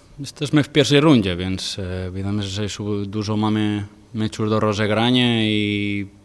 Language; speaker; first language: Polish; non-native, fluent; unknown